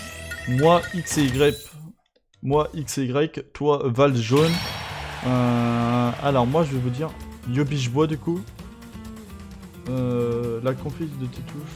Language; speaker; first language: French; native; French